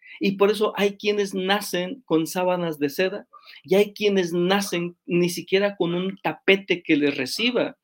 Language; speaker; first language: Spanish; native; Spanish